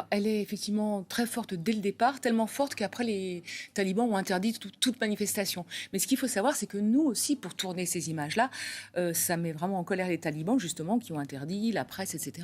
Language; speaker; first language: French; native; French